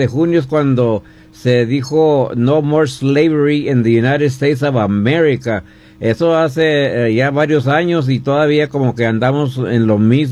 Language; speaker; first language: Spanish; early bilingual, heritage; Spanish